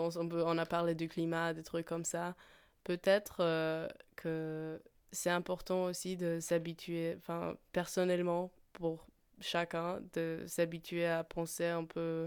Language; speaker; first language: French; non-native, fluent; Polish